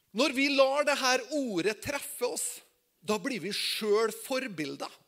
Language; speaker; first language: Norwegian; native; Norwegian